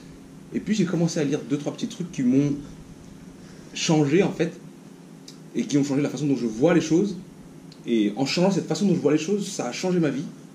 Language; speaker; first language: French; native; French